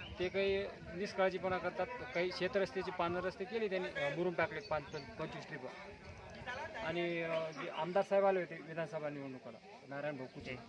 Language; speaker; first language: Marathi; non-native, local second language; Lambadi